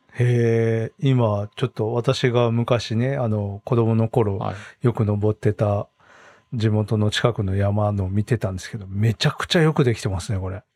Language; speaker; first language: Japanese; native; Japanese